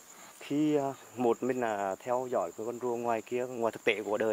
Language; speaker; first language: Vietnamese; native; Vietnamese